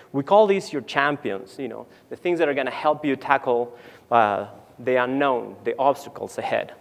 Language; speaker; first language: English; non-native, fluent; Spanish